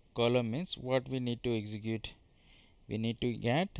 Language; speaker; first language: English; non-native, local second language; Telugu